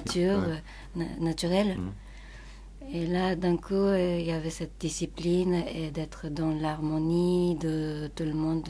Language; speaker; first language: French; non-native, fluent; Japanese